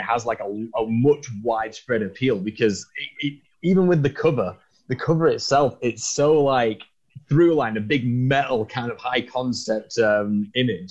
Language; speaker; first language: English; native; English